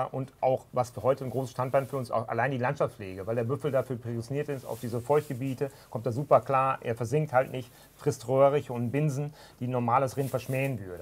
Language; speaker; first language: German; native; German